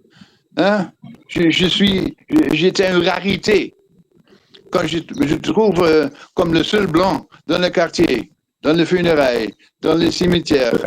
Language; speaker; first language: French; non-native, fluent; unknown